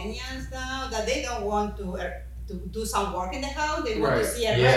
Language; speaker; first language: English; non-native, fluent; Spanish